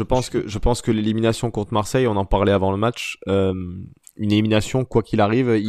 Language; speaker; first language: French; native; French